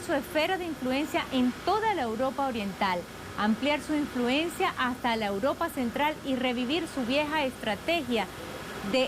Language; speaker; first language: Spanish; native; Spanish